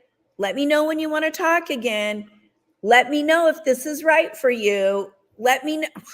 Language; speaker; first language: English; native; English